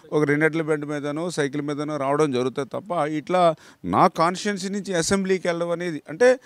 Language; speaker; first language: Telugu; native; Telugu